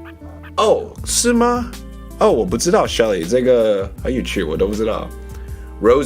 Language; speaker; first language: Chinese; non-native, learner; English